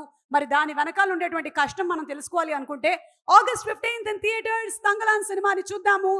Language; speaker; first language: Telugu; native; Telugu